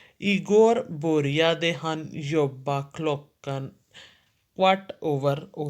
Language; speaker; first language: Swedish; non-native, fluent; Urdu